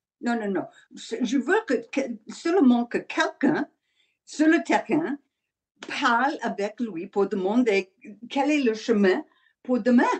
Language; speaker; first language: French; non-native, learner; English